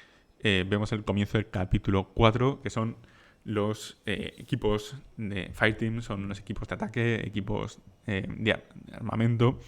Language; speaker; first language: Spanish; native; Spanish